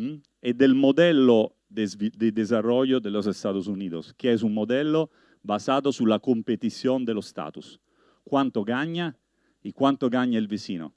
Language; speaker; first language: Spanish; non-native, learner; Italian